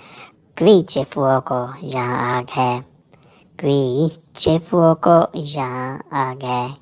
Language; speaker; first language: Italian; non-native, learner; Urdu